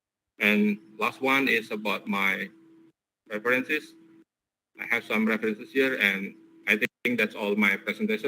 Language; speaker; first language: English; non-native, learner; Indonesian